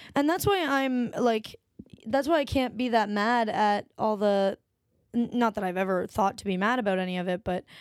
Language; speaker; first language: English; native; English